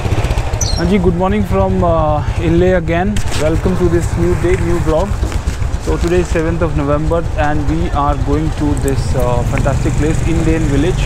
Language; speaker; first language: English; non-native, local second language; Hindi